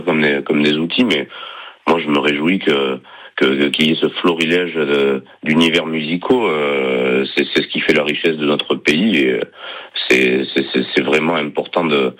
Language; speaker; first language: French; native; French